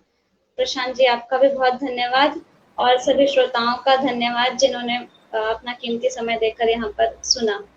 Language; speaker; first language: Hindi; native; Hindi